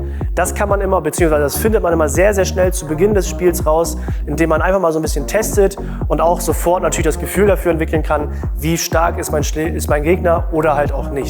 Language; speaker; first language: German; native; German